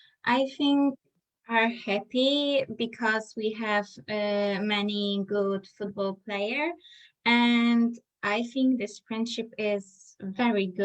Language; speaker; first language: English; non-native, learner; Polish